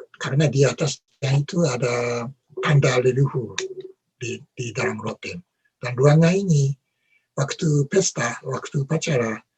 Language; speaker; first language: Indonesian; non-native, learner; Japanese